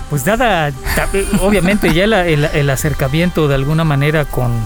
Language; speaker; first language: Spanish; native; Spanish